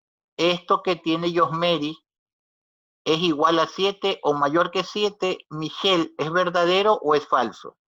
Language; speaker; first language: Spanish; native; Spanish